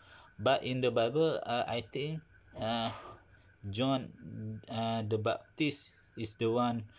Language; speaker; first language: English; non-native, learner; Malay